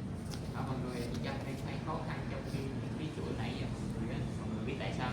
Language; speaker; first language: Vietnamese; native; Vietnamese